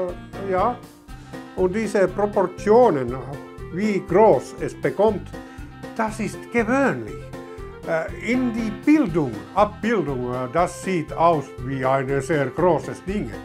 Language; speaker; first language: German; non-native, learner; Finnish